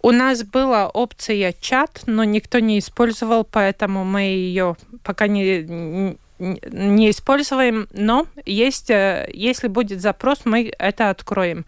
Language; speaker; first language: Russian; non-native, local second language; Latvian